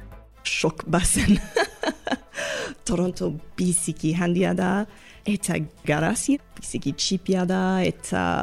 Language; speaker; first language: Basque; non-native, fluent; English